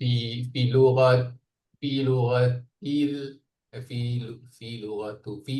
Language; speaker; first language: Arabic; non-native, learner; Malay